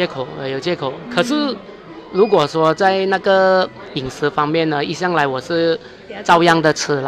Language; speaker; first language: Chinese; native; Chinese